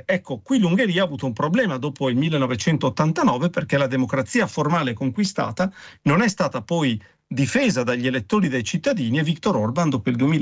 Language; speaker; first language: Italian; native; Italian